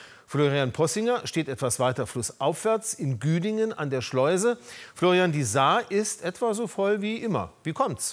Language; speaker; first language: German; native; German